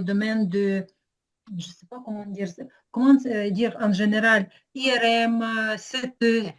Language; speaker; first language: French; non-native, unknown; Ukrainian